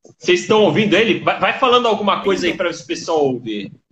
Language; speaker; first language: Portuguese; native; Portuguese